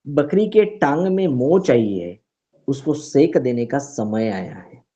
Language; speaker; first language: Hindi; non-native, local second language; Marathi